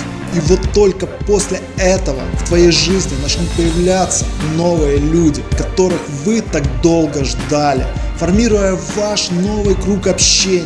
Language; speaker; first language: Russian; native; Russian